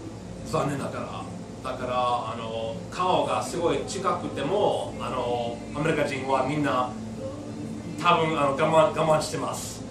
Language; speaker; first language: Japanese; non-native, fluent; English